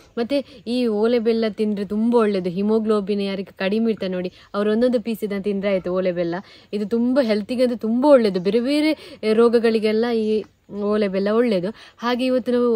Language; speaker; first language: Kannada; non-native, local second language; Tulu